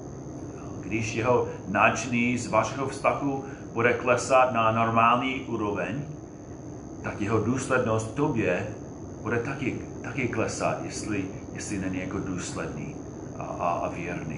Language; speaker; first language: Czech; non-native, fluent; English